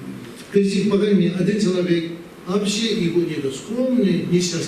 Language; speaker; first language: Russian; non-native, learner; Tibetan